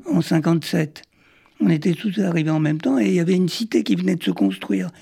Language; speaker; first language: French; early bilingual, other home language; Arabic